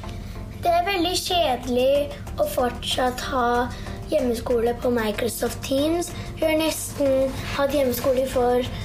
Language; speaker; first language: Norwegian; early bilingual, heritage; Norwegian